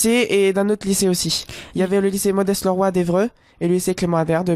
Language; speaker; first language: French; native; French